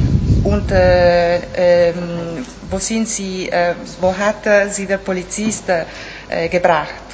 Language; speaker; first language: German; non-native, local second language; Italian